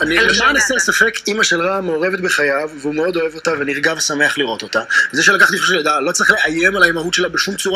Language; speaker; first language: Hebrew; native; Hebrew